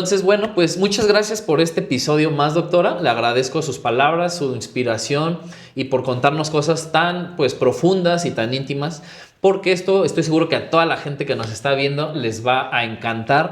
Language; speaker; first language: Spanish; native; Spanish